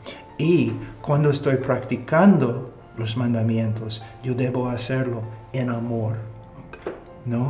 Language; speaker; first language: Spanish; non-native, fluent; English